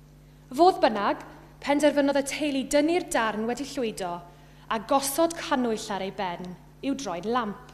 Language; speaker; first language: Welsh; native; Welsh